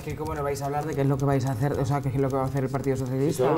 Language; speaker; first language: Spanish; native; Spanish